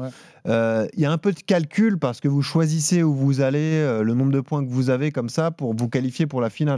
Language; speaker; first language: French; native; French